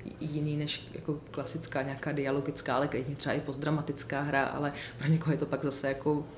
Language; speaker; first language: Czech; native; Czech